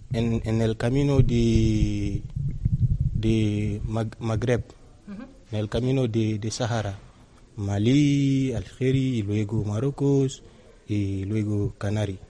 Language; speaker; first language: Spanish; non-native, learner; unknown